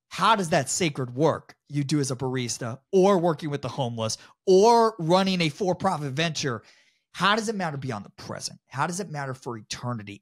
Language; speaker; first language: English; native; English